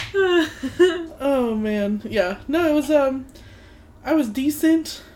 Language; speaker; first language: English; native; English